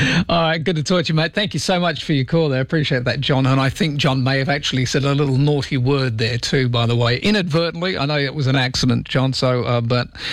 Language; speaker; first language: English; native; English